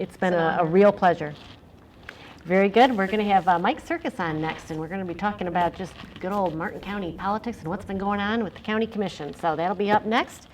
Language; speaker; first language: English; native; English